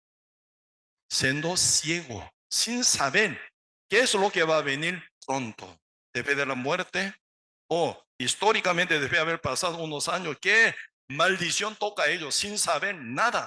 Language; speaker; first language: Spanish; non-native, learner; Korean